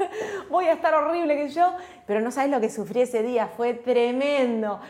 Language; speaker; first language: Spanish; native; Spanish